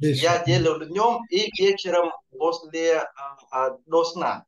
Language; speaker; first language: Russian; non-native, fluent; Vietnamese